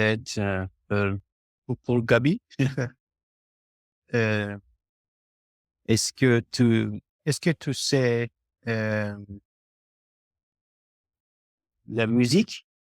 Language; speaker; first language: French; non-native, learner; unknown